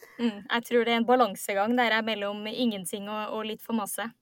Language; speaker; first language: Norwegian; native; Norwegian